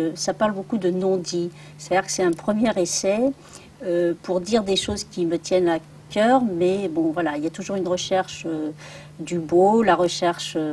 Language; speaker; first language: French; early bilingual, other home language; Arabic